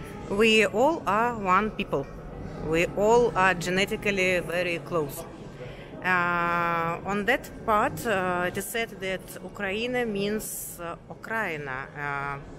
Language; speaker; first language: English; non-native, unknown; Russian